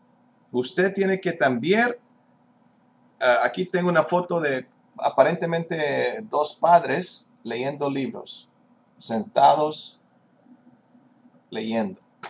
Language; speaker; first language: Spanish; non-native, fluent; English